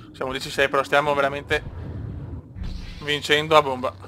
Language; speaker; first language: Italian; native; Italian